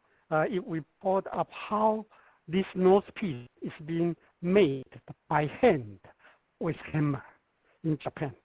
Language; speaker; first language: English; non-native, fluent; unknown